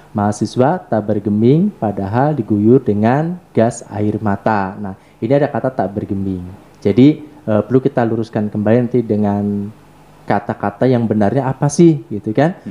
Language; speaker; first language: Indonesian; native; Indonesian